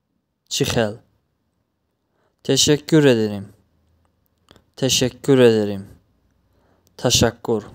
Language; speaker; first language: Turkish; non-native, fluent; Tajik